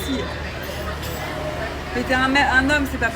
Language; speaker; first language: French; native; French